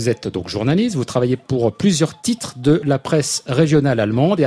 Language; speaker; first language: French; native; French